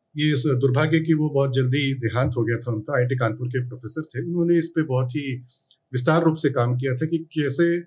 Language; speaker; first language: Hindi; non-native, local second language; Tamil